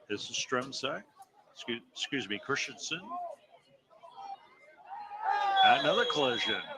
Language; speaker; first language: English; native; English